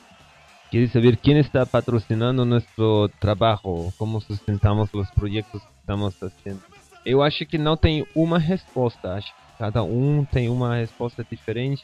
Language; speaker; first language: Portuguese; non-native, fluent; Spanish